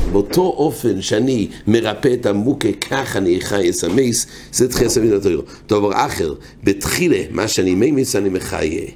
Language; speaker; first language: Hebrew; non-native, fluent; English